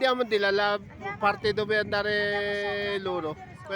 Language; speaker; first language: Italian; non-native, learner; Filipino